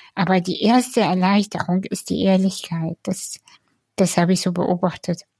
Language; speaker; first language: German; early bilingual, other home language; Russian